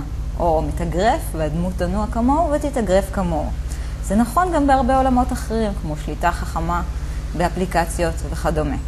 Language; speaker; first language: Hebrew; native; Hebrew